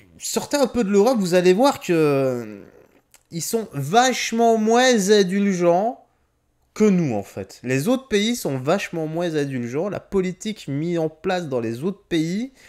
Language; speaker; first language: French; native; French